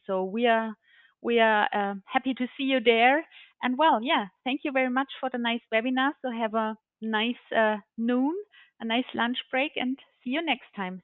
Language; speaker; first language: English; non-native, fluent; German